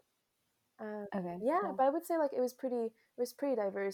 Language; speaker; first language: English; early bilingual, other home language; French